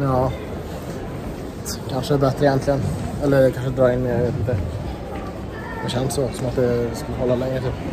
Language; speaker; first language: Swedish; native; Swedish